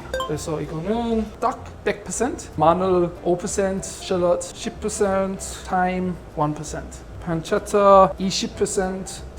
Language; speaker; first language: Korean; early bilingual, heritage; Korean